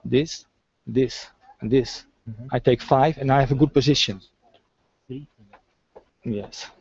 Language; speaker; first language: English; non-native, fluent; Dutch